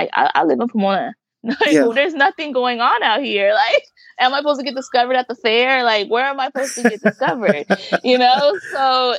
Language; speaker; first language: English; native; English